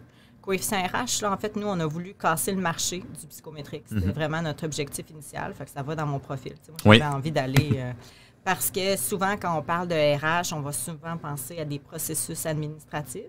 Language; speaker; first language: French; native; French